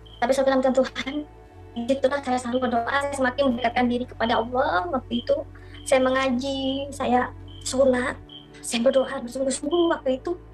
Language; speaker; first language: Indonesian; non-native, local second language; Madurese